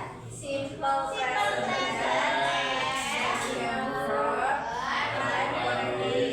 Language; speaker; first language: English; non-native, learner; Indonesian